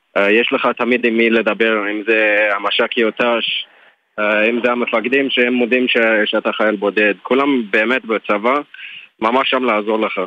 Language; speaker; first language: Hebrew; non-native, fluent; English